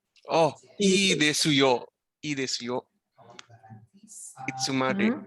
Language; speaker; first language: Japanese; non-native, learner; Indonesian